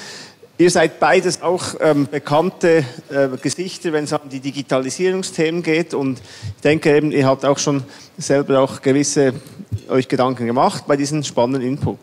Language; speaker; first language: German; native; German